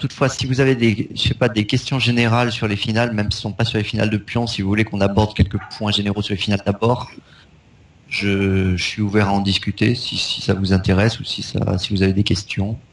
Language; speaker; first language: French; native; French